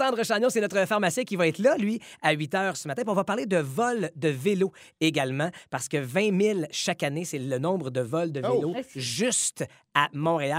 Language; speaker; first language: French; native; French